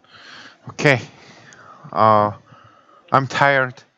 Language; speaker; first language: English; non-native, learner; Korean